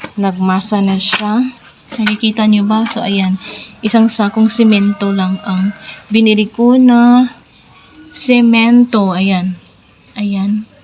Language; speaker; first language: Filipino; non-native, local second language; Cebuano